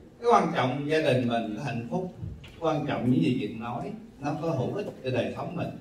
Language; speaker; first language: Vietnamese; native; Vietnamese